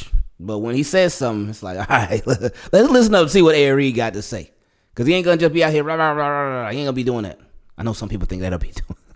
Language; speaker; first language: English; native; English